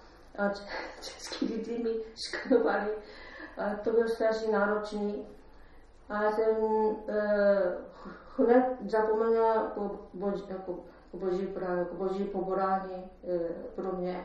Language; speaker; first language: Czech; non-native, learner; Japanese